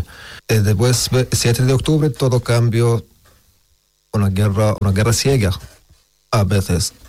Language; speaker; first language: Spanish; non-native, learner; Arabic